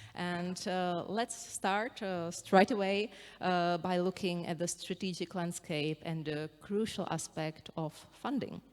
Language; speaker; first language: English; non-native, fluent; Czech